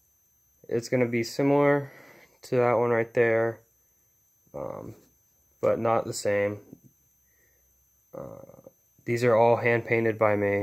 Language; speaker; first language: English; native; English